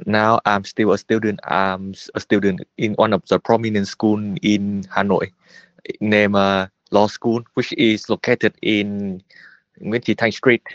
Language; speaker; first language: English; non-native, learner; Vietnamese